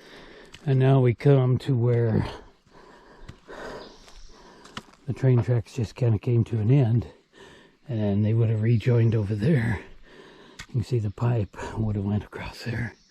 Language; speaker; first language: English; native; English